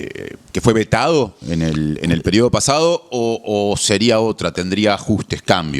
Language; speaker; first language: Spanish; native; Spanish